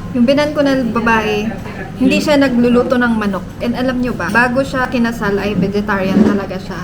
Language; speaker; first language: Filipino; native; Filipino